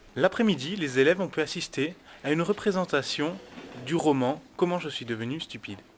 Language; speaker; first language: French; native; French